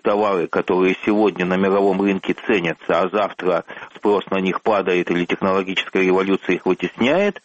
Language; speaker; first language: Russian; native; Russian